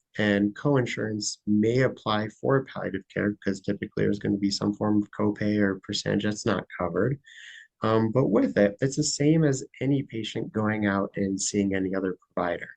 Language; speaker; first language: English; native; English